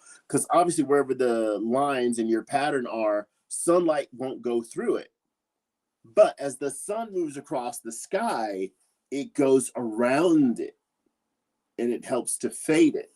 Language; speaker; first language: English; native; English